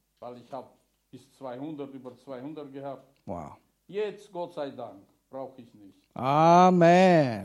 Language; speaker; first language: German; non-native, learner; Romanian